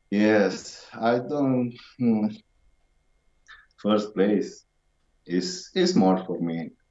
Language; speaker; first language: English; non-native, learner; Romanian